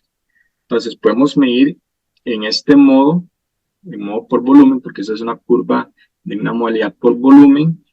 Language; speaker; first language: Spanish; native; Spanish